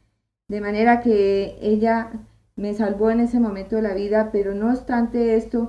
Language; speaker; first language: Spanish; native; Spanish